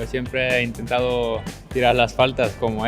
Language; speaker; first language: Spanish; non-native, fluent; Norwegian